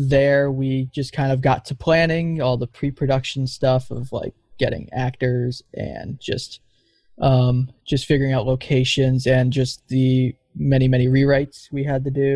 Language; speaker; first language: English; native; English